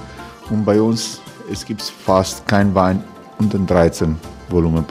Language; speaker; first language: German; non-native, fluent; Croatian